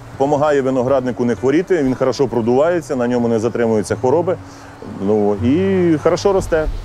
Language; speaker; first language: Ukrainian; native; Ukrainian